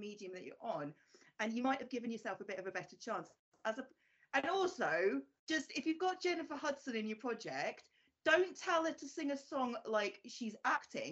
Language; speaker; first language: English; native; English